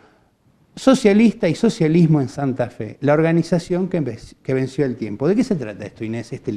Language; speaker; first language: Spanish; native; Spanish